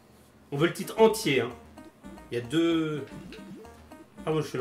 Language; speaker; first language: French; native; French